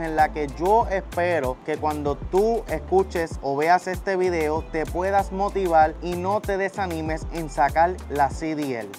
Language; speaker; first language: Spanish; native; Spanish